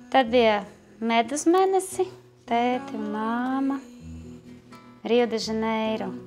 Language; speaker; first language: Latvian; non-native, learner; Portuguese